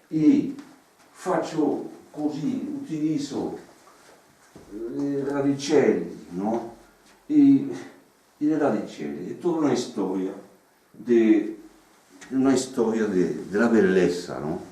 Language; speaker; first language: Italian; non-native, learner; French